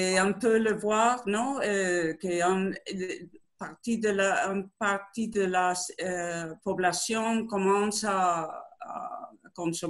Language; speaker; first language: French; non-native, learner; Spanish